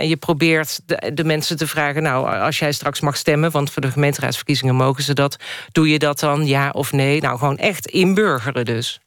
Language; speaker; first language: Dutch; native; Dutch